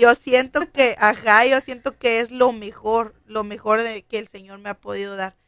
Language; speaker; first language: Spanish; native; Spanish